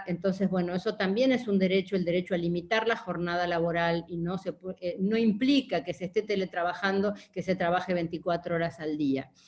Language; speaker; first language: Spanish; native; Spanish